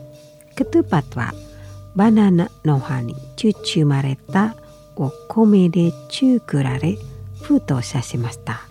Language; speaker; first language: Japanese; non-native, fluent; Indonesian